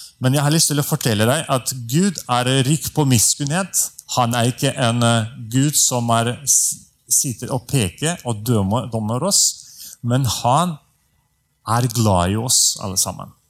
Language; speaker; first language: Norwegian; non-native, fluent; Russian